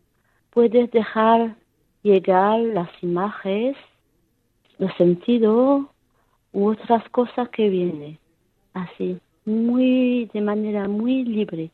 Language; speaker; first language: Spanish; non-native, fluent; French